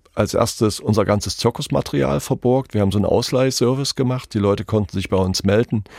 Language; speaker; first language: German; native; German